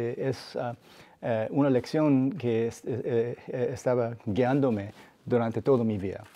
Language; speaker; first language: Spanish; non-native, fluent; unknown